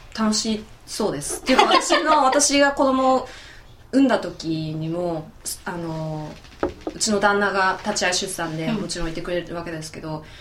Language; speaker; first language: Japanese; native; Japanese